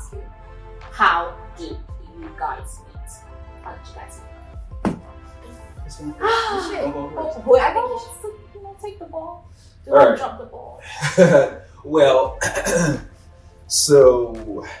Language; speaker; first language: English; non-native, local second language; Yoruba